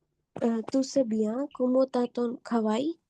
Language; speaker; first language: French; non-native, learner; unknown